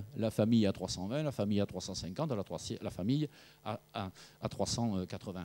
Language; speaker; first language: French; native; French